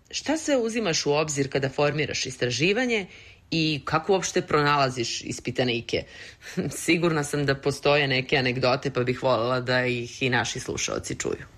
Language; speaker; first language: Serbian; native; Serbian